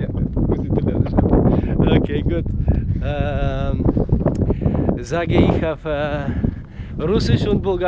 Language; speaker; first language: German; non-native, learner; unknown